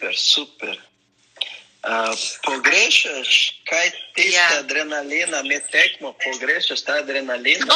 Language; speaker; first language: Slovenian; non-native, learner; Portuguese